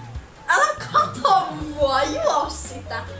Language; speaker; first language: Finnish; native; Finnish